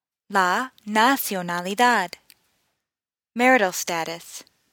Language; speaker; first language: Spanish; non-native, fluent; English